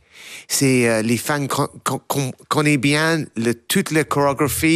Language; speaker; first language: French; non-native, learner; English